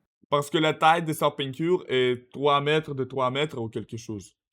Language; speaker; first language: French; non-native, learner; Russian